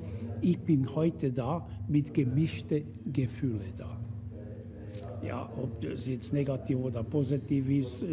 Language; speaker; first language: German; early bilingual, other home language; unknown